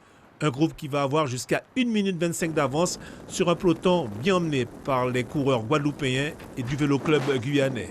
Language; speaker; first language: French; native; French